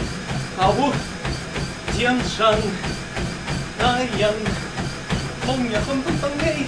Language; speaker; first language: Chinese; non-native, learner; Russian